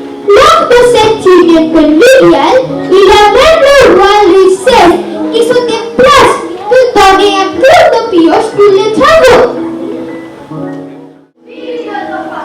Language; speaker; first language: French; non-native, learner; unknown